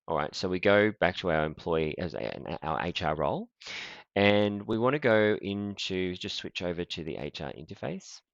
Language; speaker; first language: English; native; English